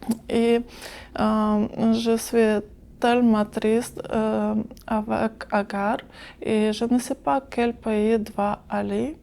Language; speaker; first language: French; non-native, learner; Ukrainian